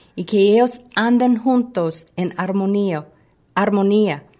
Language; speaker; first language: Spanish; non-native, fluent; English